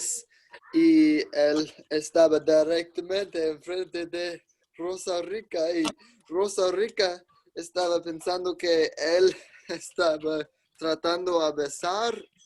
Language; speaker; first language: Spanish; non-native, learner; English